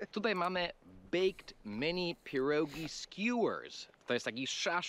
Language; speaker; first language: Polish; non-native, fluent; English